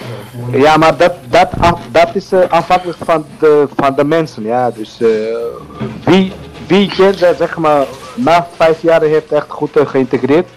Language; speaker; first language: Dutch; non-native, learner; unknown